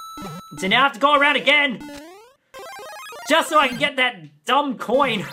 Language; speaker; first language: English; native; English